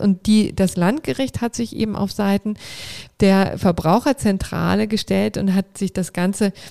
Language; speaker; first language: German; native; German